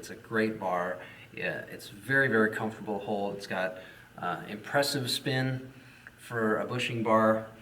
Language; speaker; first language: English; native; English